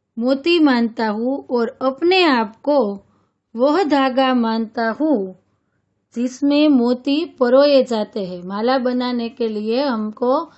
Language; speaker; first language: Hindi; non-native, local second language; Gujarati